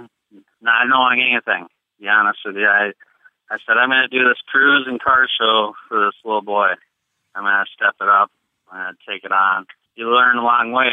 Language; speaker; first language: English; native; English